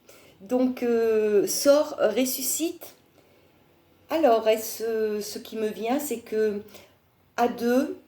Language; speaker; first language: French; native; French